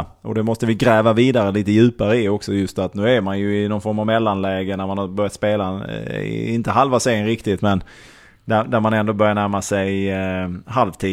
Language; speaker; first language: Swedish; native; Swedish